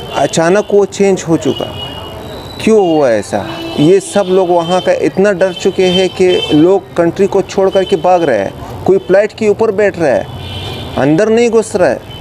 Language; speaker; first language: Hindi; non-native, local second language; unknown